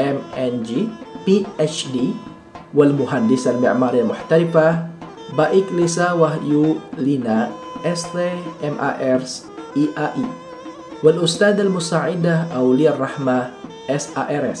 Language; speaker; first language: Arabic; non-native, fluent; Indonesian